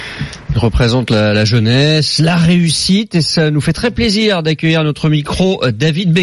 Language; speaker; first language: French; native; French